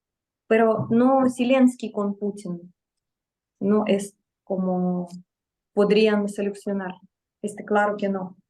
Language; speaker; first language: Spanish; non-native, fluent; Russian